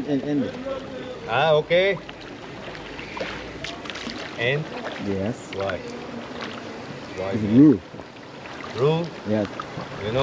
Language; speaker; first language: English; non-native, learner; Turkish